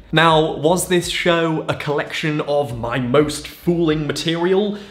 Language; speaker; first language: English; native; English